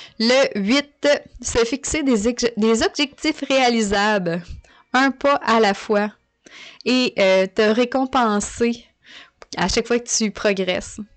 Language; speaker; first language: French; native; French